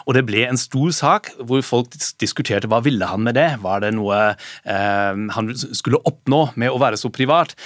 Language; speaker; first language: Norwegian; non-native, fluent; German